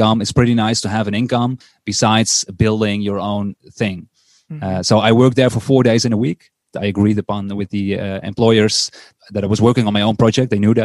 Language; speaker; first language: English; non-native, fluent; Dutch